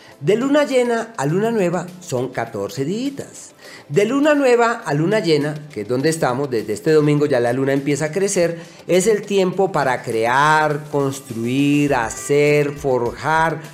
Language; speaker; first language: Spanish; native; Spanish